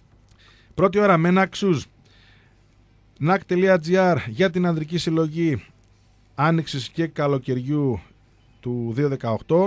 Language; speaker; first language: Greek; native; Greek